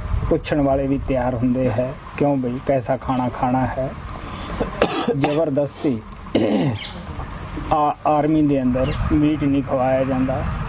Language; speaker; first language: Punjabi; native; Punjabi